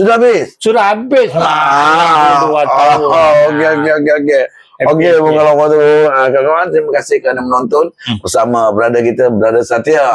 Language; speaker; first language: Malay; non-native, local second language; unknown